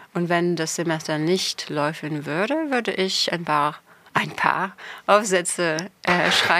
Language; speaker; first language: German; non-native, fluent; French